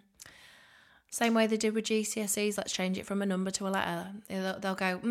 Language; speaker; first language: English; native; English